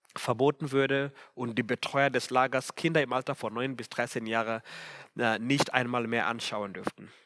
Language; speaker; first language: German; non-native, fluent; Swahili